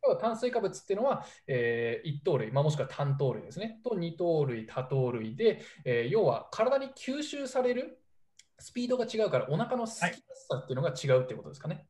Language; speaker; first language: Japanese; native; Japanese